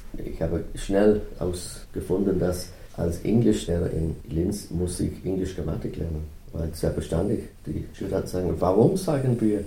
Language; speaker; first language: German; non-native, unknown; English